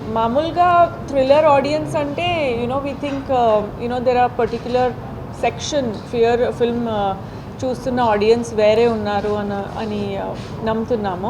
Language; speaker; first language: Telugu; non-native, fluent; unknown